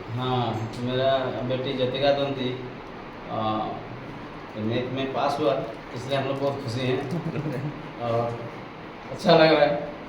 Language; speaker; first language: Hindi; non-native, local second language; Odia